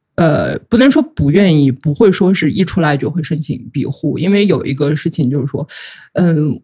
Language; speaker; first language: Chinese; non-native, local second language; Uyghur